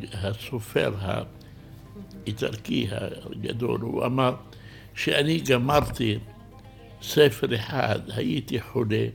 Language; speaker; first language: Hebrew; non-native, local second language; Arabic